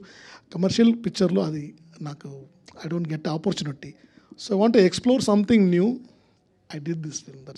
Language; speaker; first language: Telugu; non-native, learner; Tamil